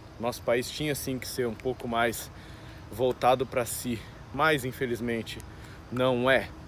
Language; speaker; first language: Portuguese; native; Portuguese